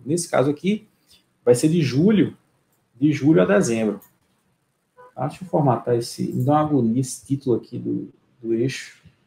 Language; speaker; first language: Portuguese; native; Portuguese